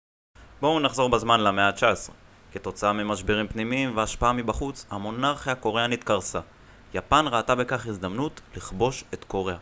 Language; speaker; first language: Hebrew; native; Hebrew